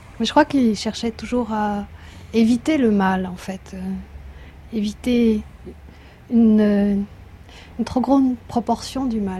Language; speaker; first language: French; native; French